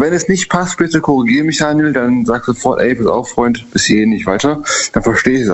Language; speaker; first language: German; native; German